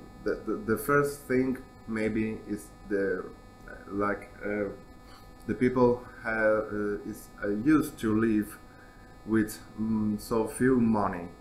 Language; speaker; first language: English; non-native, learner; Italian